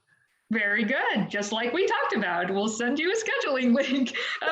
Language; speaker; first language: English; native; English